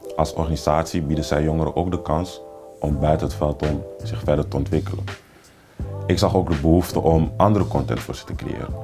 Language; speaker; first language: Dutch; early bilingual, other home language; Papiamento